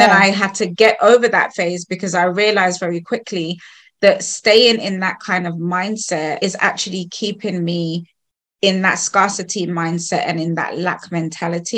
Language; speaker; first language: English; non-native, local second language; Krio